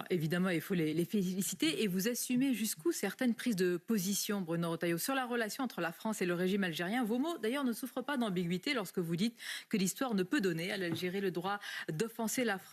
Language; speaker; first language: French; native; French